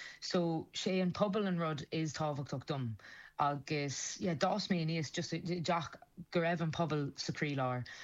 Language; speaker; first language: Irish; non-native, local second language; English